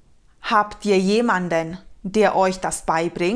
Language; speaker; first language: German; non-native, fluent; Romanian